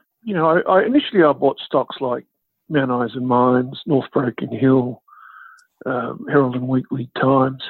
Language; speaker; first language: English; native; English